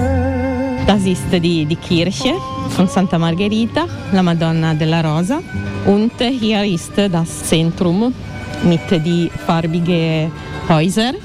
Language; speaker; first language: German; non-native, learner; Italian